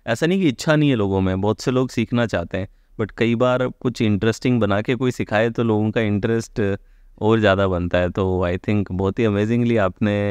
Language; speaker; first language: Hindi; native; Hindi